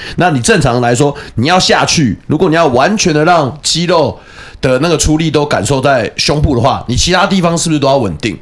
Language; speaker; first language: Chinese; native; Chinese